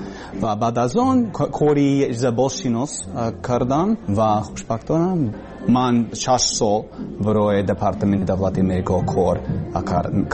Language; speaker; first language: Persian; non-native, learner; English